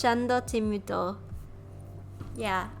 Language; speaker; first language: Portuguese; non-native, learner; English